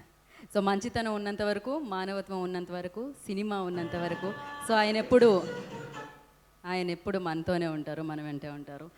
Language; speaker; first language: Telugu; native; Telugu